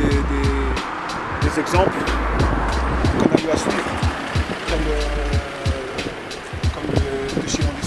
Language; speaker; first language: French; native; French